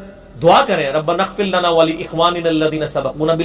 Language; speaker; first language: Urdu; non-native, local second language; Punjabi